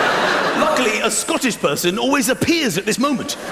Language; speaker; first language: English; native; English